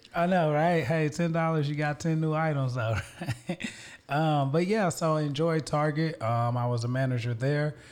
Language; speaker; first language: English; native; English